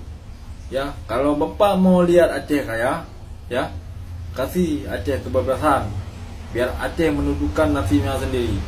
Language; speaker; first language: Indonesian; non-native, local second language; Achinese